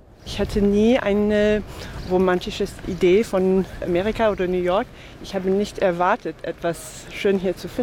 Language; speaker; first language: German; non-native, fluent; English